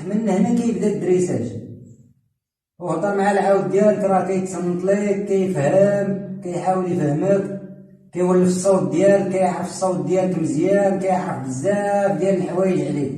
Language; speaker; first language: Arabic; native; Arabic